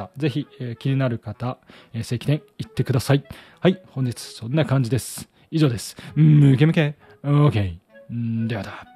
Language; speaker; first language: Japanese; native; Japanese